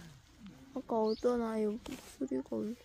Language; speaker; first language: Korean; native; Korean